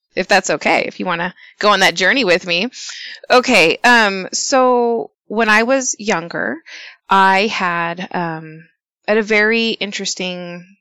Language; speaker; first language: English; early bilingual, other home language; Spanish